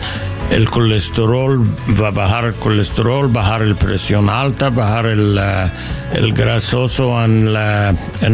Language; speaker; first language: Spanish; non-native, learner; English